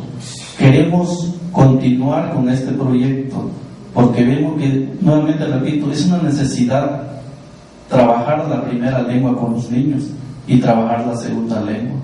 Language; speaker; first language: Spanish; native; Spanish